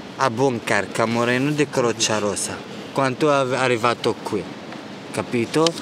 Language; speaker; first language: Italian; non-native, learner; Tigrinya